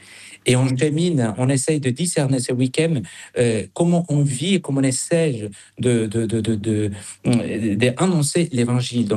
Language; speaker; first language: French; non-native, fluent; Spanish